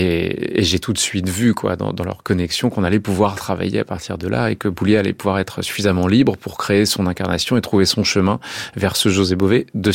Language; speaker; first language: French; native; French